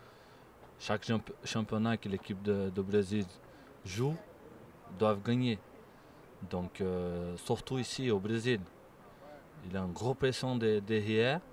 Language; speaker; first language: French; non-native, fluent; Portuguese